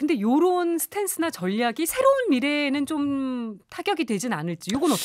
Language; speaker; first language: Korean; native; Korean